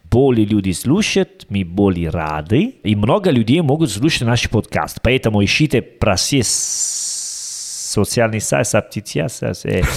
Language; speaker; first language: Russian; non-native, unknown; Italian